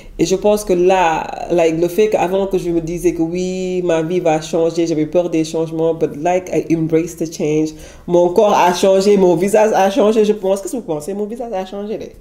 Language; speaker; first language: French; non-native, local second language; Wolof